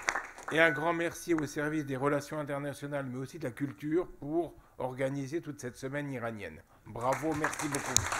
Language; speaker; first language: French; native; French